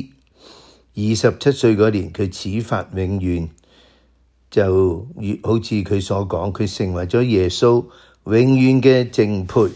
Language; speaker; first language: Chinese; non-native, local second language; Cantonese